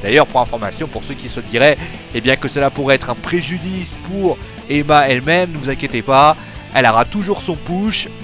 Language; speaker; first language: French; native; French